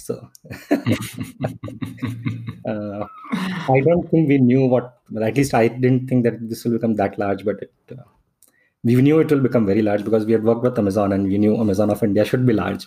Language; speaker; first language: English; non-native, local second language; Hindi